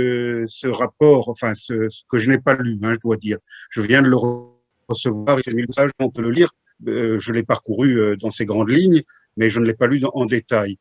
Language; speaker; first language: French; native; French